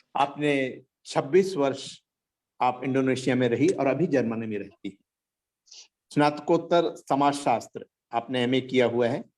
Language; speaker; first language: Hindi; native; Hindi